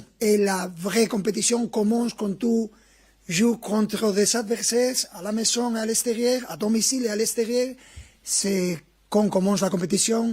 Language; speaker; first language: French; non-native, fluent; Spanish